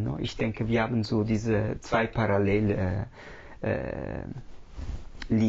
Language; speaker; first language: German; non-native, fluent; Italian